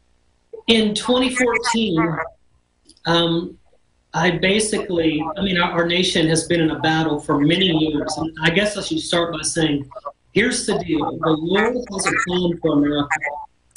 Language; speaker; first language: English; native; English